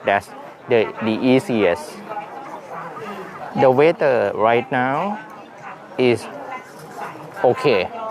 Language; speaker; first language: English; non-native, fluent; Thai